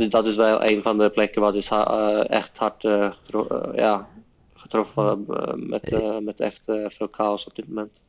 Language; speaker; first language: Dutch; non-native, fluent; Norwegian